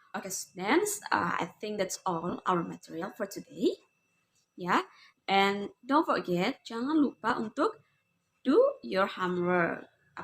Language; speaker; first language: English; non-native, learner; Indonesian